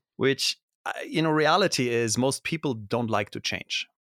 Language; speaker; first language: English; non-native, fluent; German